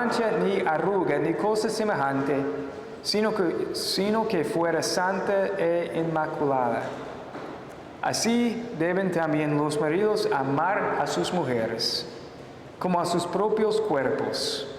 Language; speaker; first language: Spanish; non-native, fluent; English